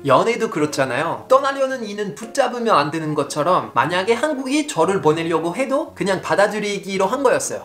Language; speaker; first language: Korean; non-native, fluent; French